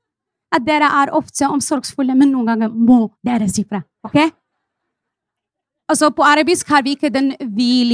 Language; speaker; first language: Norwegian; non-native, fluent; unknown